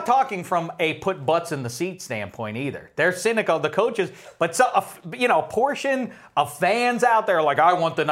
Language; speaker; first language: English; native; English